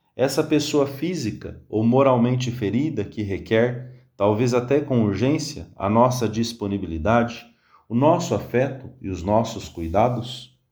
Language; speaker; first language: Portuguese; native; Portuguese